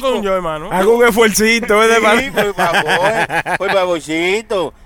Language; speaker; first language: Spanish; early bilingual, heritage; Spanish